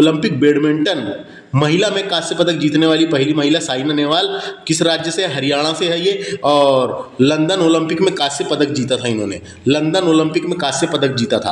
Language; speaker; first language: Hindi; native; Hindi